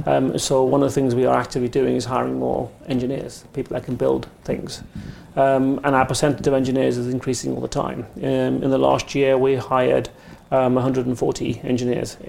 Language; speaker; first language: English; native; English